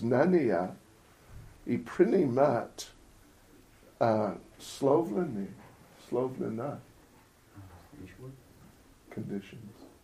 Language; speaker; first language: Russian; non-native, fluent; English